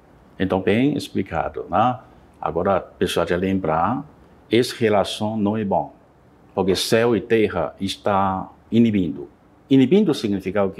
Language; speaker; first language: Portuguese; non-native, learner; Chinese